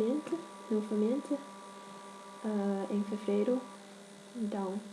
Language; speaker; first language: Portuguese; non-native, learner; Cantonese